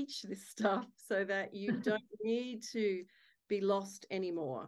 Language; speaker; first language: English; native; English